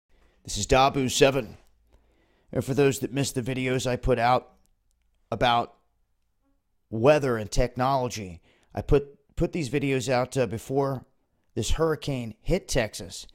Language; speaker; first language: English; native; English